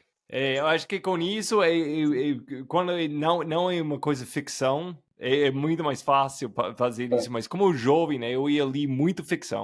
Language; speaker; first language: Portuguese; non-native, fluent; English